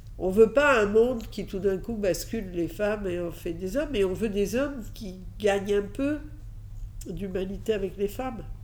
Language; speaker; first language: French; early bilingual, other home language; Catalan